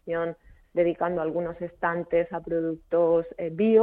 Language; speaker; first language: Spanish; native; Spanish